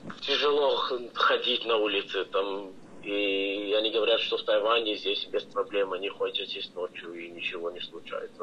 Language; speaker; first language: Russian; early bilingual, heritage; English